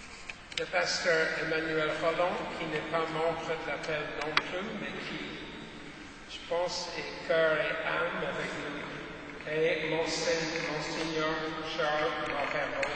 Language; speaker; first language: French; non-native, fluent; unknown